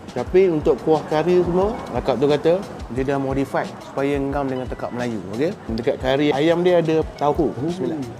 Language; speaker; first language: Malay; native; Malay